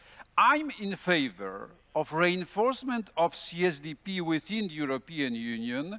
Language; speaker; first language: English; non-native, fluent; Polish